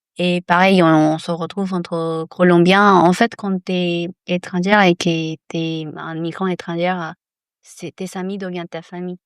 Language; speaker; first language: French; non-native, fluent; Spanish